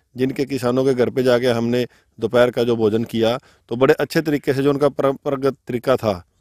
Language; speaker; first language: Hindi; non-native, local second language; Punjabi